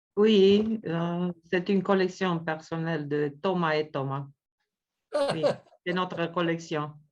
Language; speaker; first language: French; non-native, learner; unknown